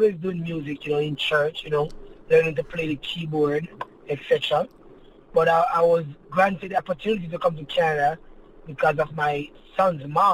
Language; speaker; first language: English; non-native, local second language; Jamaican Creole English